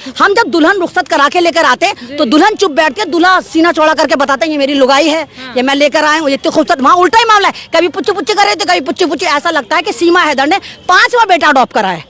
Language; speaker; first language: Hindi; native; Hindi